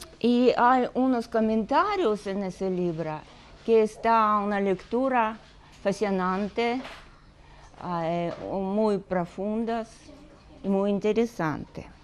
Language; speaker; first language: Spanish; non-native, fluent; Russian